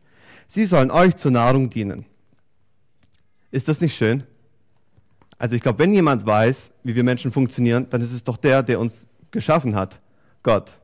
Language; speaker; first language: German; native; German